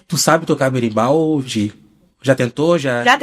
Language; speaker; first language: Portuguese; native; Portuguese